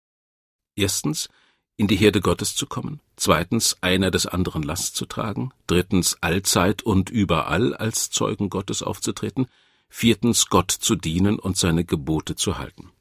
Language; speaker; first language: German; native; German